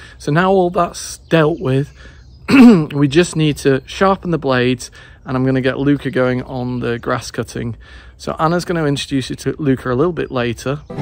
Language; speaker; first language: English; native; English